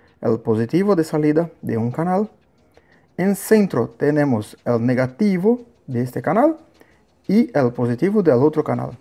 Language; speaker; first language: Spanish; non-native, learner; Portuguese